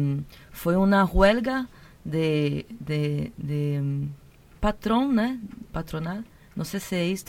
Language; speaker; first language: Spanish; non-native, learner; Portuguese